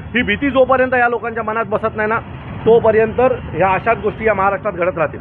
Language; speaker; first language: Marathi; native; Marathi